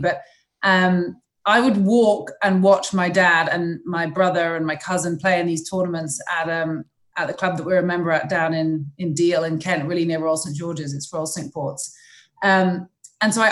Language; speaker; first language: English; native; English